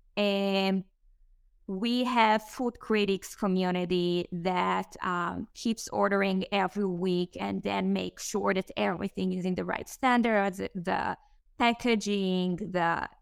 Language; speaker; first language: English; non-native, fluent; Hebrew